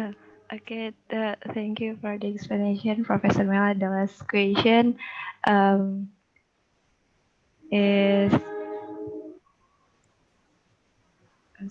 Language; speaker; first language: English; non-native, learner; Indonesian